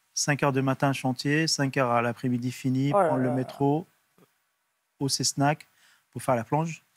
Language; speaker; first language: French; non-native, local second language; Arabic